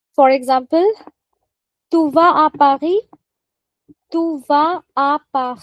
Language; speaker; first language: French; non-native, fluent; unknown